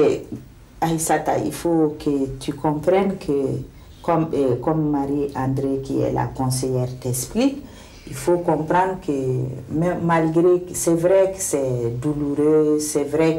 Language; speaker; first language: French; non-native, local second language; Bambara